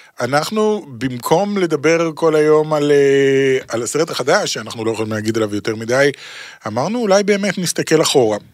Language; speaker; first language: Hebrew; native; Hebrew